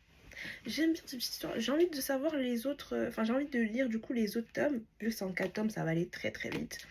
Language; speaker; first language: French; native; French